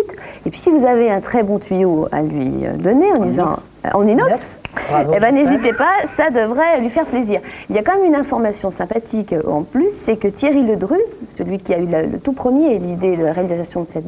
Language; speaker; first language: French; native; French